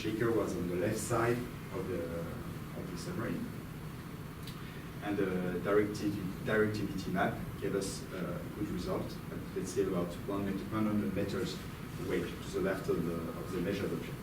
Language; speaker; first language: English; non-native, fluent; French